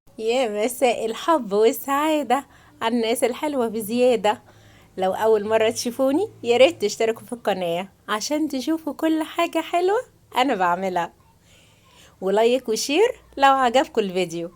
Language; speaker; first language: Arabic; native; Arabic